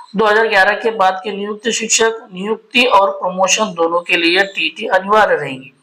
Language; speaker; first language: Hindi; non-native, local second language; Marathi